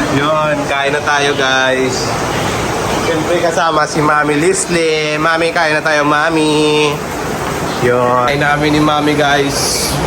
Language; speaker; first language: Filipino; non-native, local second language; Hiligaynon